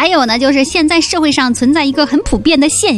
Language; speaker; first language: Chinese; native; Chinese